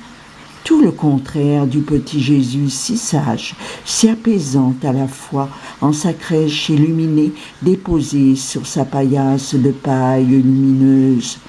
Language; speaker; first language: French; native; French